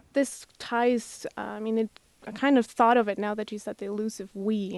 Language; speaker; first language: English; non-native, fluent; Slovak